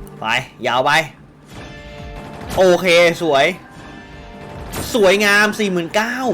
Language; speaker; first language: Thai; native; Thai